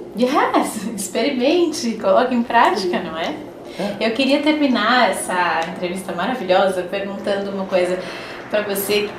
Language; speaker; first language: Portuguese; native; Portuguese